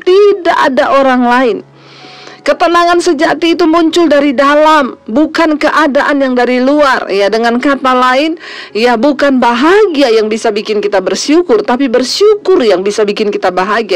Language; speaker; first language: Indonesian; native; Indonesian